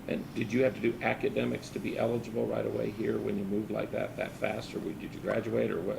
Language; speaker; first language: English; native; English